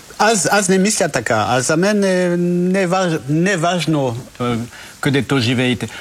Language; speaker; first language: Bulgarian; non-native, learner; French